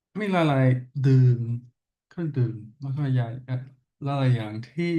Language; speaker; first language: Thai; non-native, learner; English